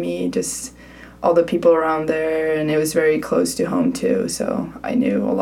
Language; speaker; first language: English; non-native, fluent; Swedish